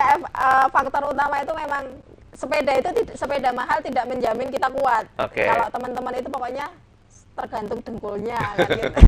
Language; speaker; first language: Indonesian; native; Indonesian